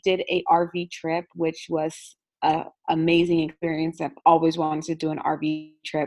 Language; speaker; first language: English; native; English